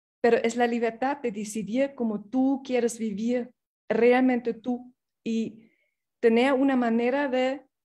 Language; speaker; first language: Spanish; non-native, fluent; English